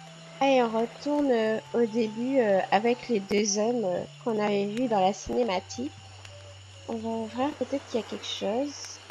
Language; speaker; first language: French; native; French